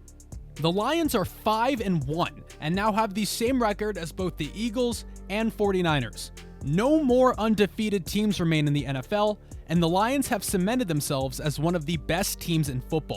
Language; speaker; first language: English; native; English